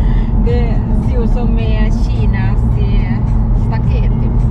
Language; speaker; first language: Swedish; non-native, learner; Thai